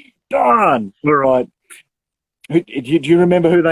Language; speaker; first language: English; native; English